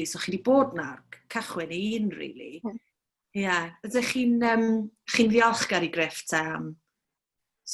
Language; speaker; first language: Welsh; native; Welsh